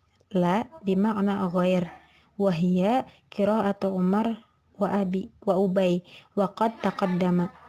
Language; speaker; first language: Arabic; non-native, learner; Indonesian